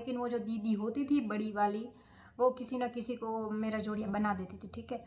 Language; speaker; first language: Hindi; non-native, local second language; Gujarati